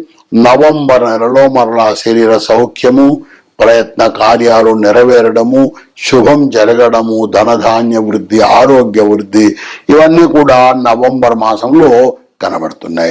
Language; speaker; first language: Telugu; native; Telugu